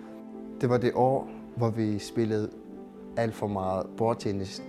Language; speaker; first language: Danish; non-native, local second language; Kalaallisut